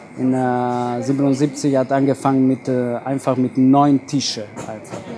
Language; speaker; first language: German; non-native, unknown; Italian